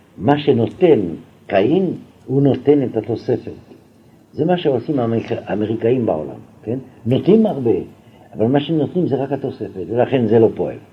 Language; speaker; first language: Hebrew; non-native, fluent; French